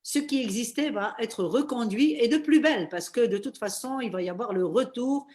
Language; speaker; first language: French; non-native, local second language; Arabic